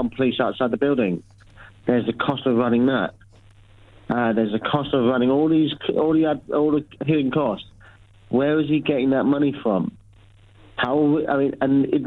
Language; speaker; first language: English; native; English